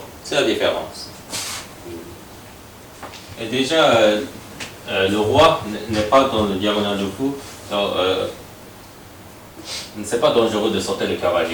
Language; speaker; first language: French; non-native, fluent; Japanese